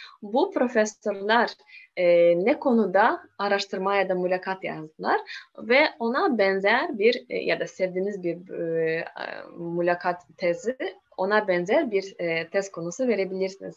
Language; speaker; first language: Turkish; non-native, learner; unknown